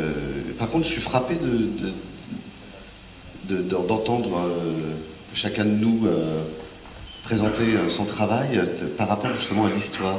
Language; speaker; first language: French; native; French